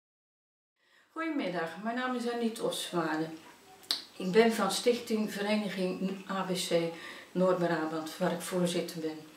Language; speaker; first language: Dutch; native; Dutch